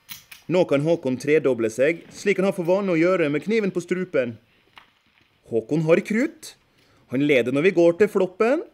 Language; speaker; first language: Norwegian; native; Norwegian